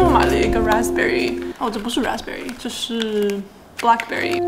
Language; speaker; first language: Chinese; early bilingual, heritage; Chinese